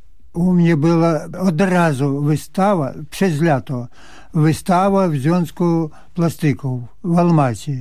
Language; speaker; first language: Polish; early bilingual, heritage; Polish